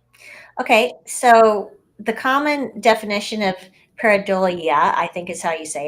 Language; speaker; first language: English; native; English